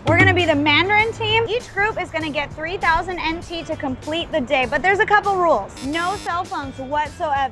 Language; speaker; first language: English; early bilingual, other home language; Chinese